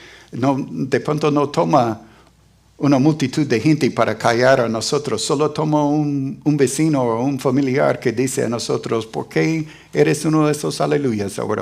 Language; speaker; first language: Spanish; non-native, fluent; English